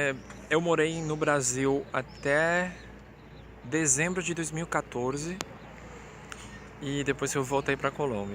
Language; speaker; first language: Portuguese; non-native, fluent; Spanish